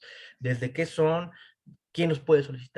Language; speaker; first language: Spanish; native; Spanish